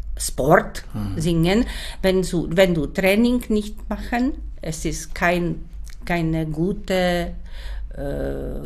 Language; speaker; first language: German; non-native, learner; Czech